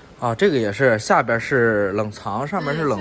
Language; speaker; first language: Chinese; native; Chinese